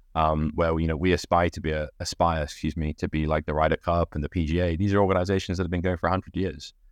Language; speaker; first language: English; native; English